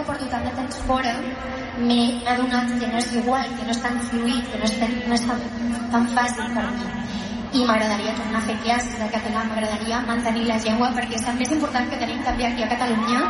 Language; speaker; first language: Catalan; non-native, local second language; Spanish